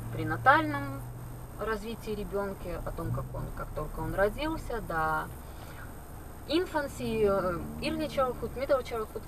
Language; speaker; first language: Russian; native; Russian